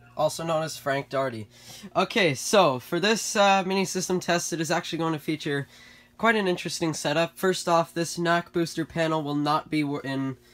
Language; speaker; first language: English; native; English